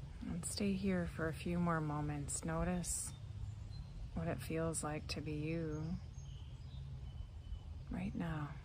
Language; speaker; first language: English; native; English